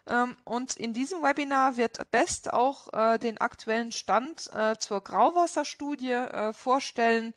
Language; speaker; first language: German; non-native, local second language; Luxembourgish